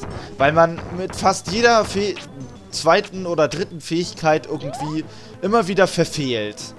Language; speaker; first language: German; native; German